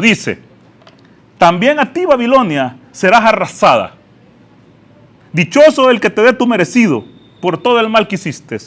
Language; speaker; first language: Spanish; native; Spanish